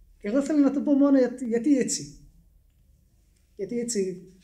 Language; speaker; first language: Greek; non-native, learner; Arabic